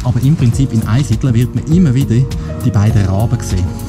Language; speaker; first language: German; native; German